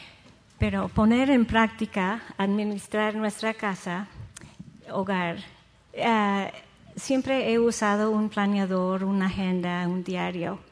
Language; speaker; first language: Spanish; non-native, fluent; English